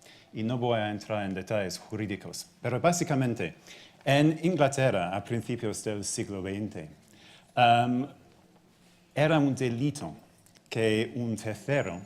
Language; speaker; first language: Spanish; non-native, fluent; English